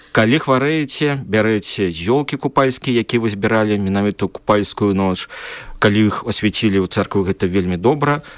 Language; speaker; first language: Belarusian; native; Belarusian